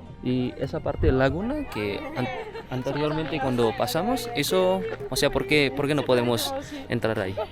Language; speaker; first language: Spanish; non-native, fluent; Indonesian